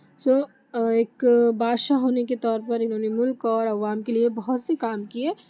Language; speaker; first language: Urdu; native; Urdu